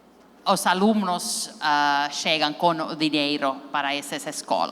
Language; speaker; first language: Portuguese; non-native, learner; Finnish